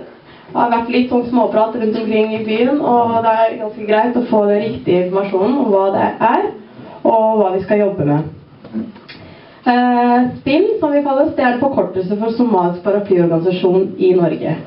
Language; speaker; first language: Norwegian; early bilingual, other home language; Somali